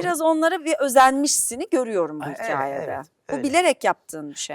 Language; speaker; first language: Turkish; native; Turkish